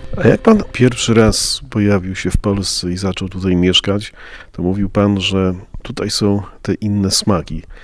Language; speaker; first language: Polish; native; Polish